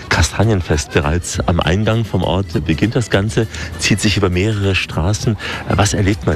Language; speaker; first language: German; native; German